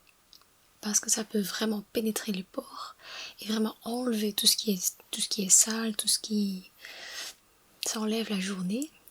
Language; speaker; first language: French; non-native, fluent; English